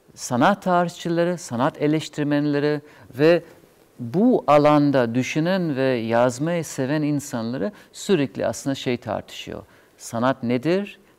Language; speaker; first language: Turkish; non-native, fluent; German